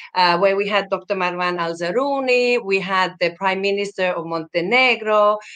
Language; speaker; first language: English; non-native, fluent; Finnish